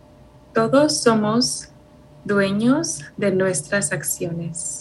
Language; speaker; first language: Spanish; early bilingual, heritage; Spanish